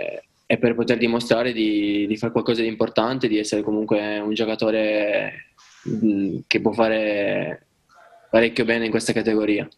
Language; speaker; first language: Italian; native; Italian